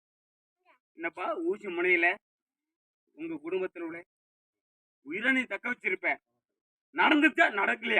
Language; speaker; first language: Tamil; native; Tamil